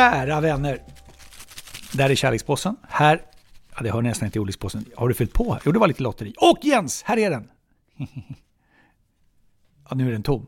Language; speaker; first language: Swedish; native; Swedish